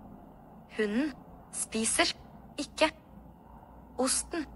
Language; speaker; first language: Norwegian; non-native, learner; Amharic